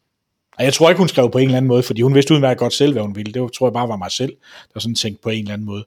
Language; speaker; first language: Danish; native; Danish